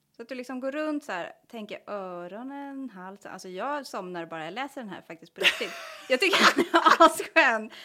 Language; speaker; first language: Swedish; native; Swedish